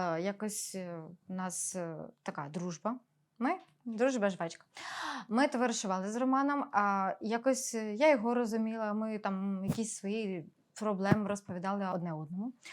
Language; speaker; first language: Ukrainian; non-native, local second language; Russian